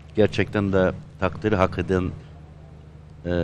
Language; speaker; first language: Turkish; native; Turkish